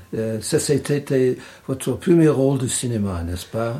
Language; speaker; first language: French; non-native, learner; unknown